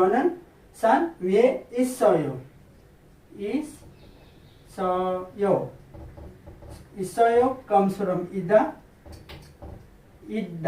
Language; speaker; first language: Korean; non-native, learner; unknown